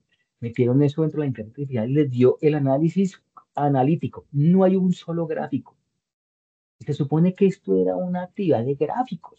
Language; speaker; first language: Spanish; native; Spanish